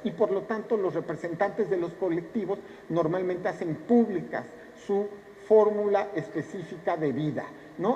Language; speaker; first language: Spanish; native; Spanish